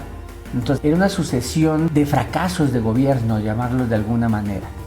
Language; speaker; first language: Spanish; native; Spanish